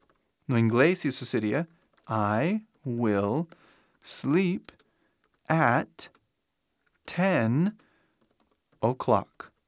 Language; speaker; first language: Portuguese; non-native, fluent; English